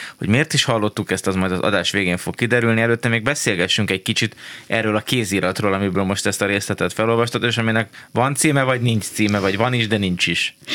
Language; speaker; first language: Hungarian; native; Hungarian